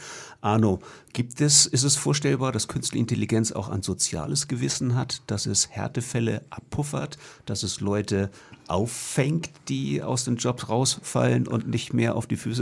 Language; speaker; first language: German; native; German